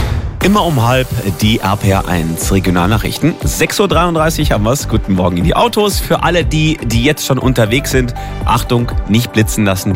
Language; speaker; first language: German; native; German